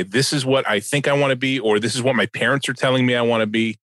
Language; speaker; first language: English; native; English